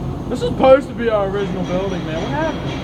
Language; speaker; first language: English; native; English